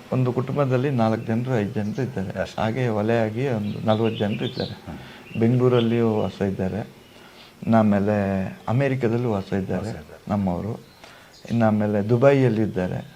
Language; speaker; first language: Kannada; non-native, local second language; Kodava